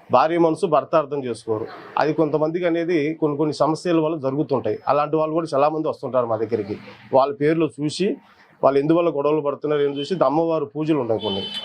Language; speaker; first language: Telugu; non-native, local second language; Koya